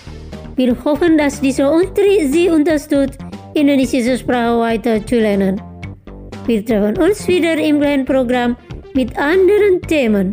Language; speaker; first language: German; non-native, fluent; Indonesian